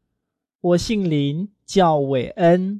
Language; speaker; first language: Chinese; non-native, fluent; Vietnamese